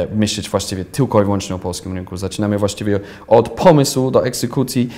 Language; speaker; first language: Polish; non-native, fluent; English